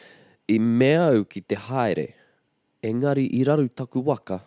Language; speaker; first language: Māori; non-native, local second language; English